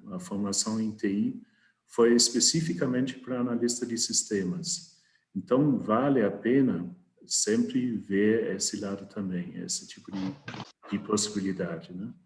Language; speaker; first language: Portuguese; non-native, fluent; German